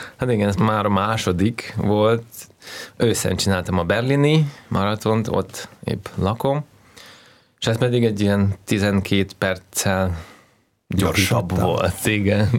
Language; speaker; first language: Hungarian; non-native, fluent; Russian